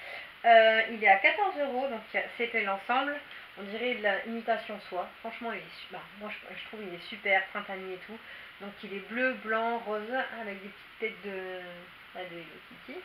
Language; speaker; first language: French; native; French